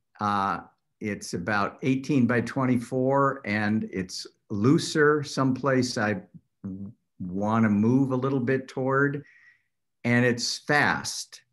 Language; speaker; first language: English; native; English